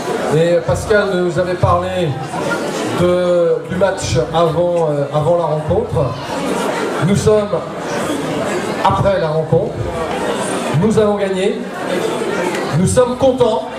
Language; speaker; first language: French; native; French